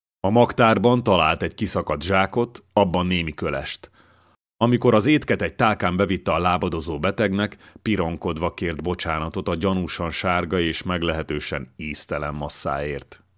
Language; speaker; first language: Hungarian; native; Hungarian